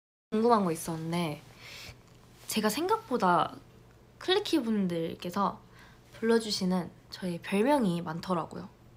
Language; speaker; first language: Korean; native; Korean